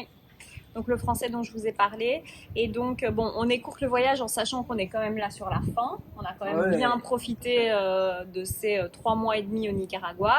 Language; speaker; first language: French; native; French